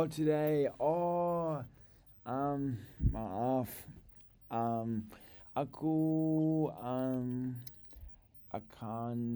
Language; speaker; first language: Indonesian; non-native, learner; English